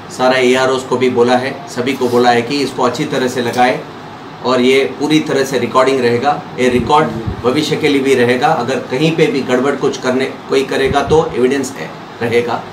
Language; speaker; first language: Hindi; non-native, local second language; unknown